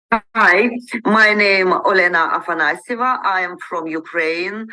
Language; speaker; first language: English; non-native, learner; Ukrainian